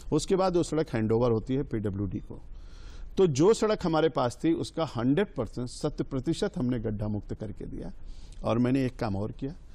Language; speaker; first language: Hindi; native; Hindi